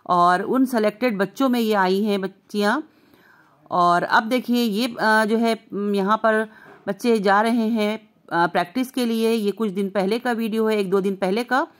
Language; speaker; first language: Hindi; native; Hindi